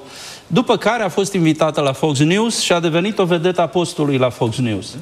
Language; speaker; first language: Romanian; native; Romanian